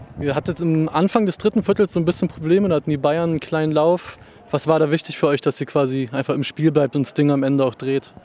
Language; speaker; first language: German; native; German